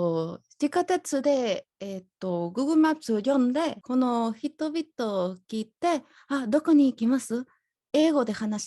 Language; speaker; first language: Japanese; non-native, learner; Spanish